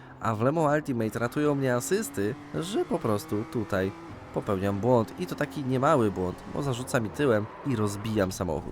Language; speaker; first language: Polish; native; Polish